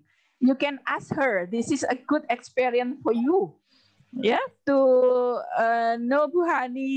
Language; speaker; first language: English; non-native, learner; Indonesian